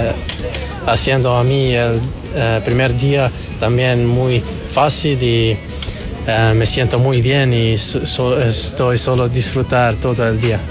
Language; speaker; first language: Spanish; non-native, learner; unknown